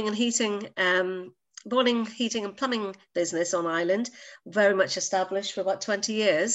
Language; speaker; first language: English; native; English